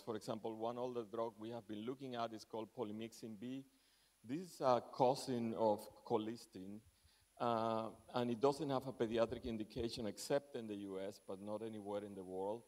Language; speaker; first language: English; non-native, fluent; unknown